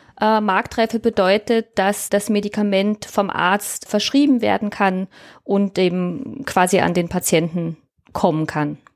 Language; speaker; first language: German; native; German